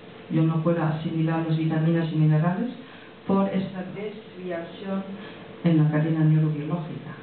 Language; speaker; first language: Spanish; non-native, fluent; French